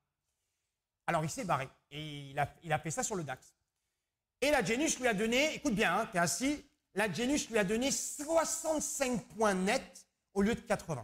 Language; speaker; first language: French; native; French